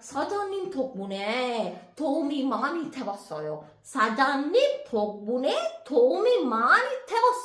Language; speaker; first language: Korean; non-native, fluent; Sinhala